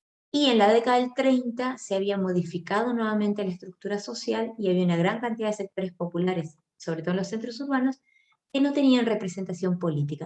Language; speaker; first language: Spanish; native; Spanish